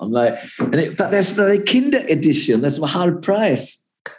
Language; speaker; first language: German; non-native, learner; English